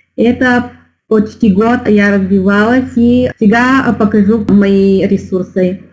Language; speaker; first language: Russian; non-native, learner; Bulgarian